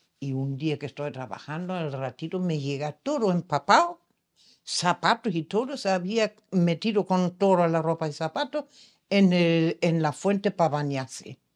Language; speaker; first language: Spanish; non-native, fluent; German